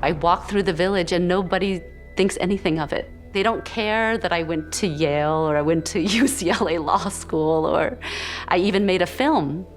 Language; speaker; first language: English; early bilingual, other home language; Khmer